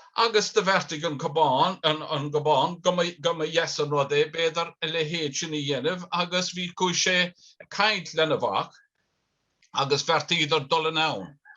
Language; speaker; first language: Irish; native; Irish